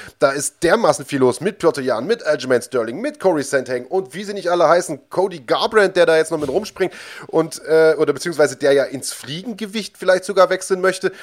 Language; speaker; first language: German; native; German